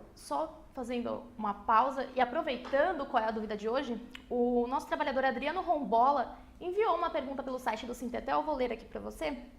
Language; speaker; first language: Portuguese; native; Portuguese